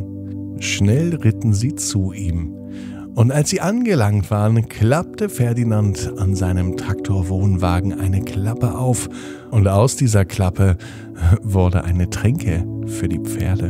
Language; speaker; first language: German; native; German